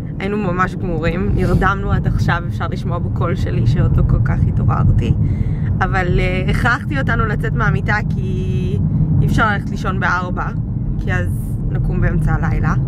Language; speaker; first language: Hebrew; native; Hebrew